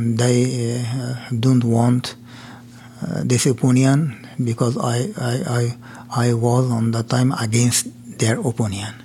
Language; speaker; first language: English; non-native, learner; Persian